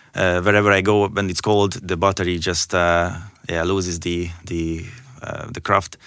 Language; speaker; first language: English; non-native, fluent; Hungarian